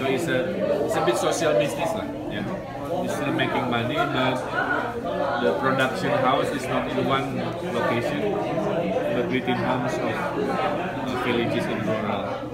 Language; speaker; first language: English; non-native, fluent; Sundanese